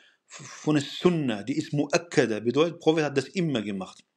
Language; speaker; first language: German; non-native, fluent; Arabic